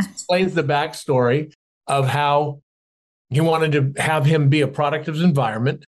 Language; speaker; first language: English; native; English